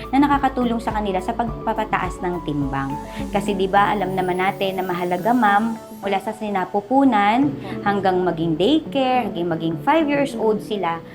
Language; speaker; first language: Filipino; native; Filipino